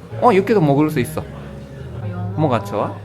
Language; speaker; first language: Korean; non-native, learner; Japanese